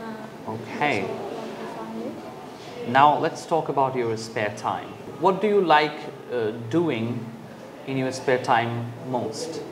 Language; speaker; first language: English; non-native, fluent; Bangla